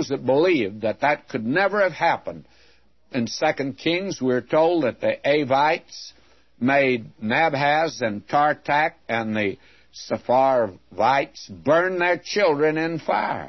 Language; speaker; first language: English; native; English